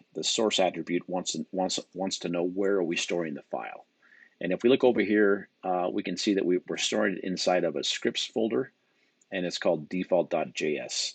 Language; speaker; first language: English; native; English